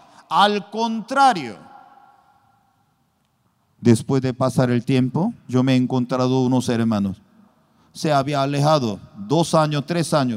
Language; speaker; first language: Spanish; non-native, learner; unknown